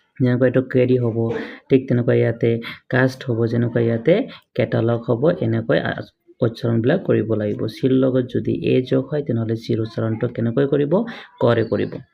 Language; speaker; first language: Assamese; native; Assamese